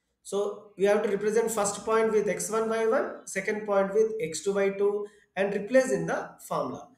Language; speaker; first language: English; non-native, local second language; Telugu